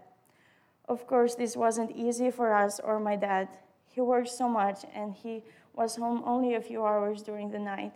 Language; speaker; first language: English; non-native, fluent; Albanian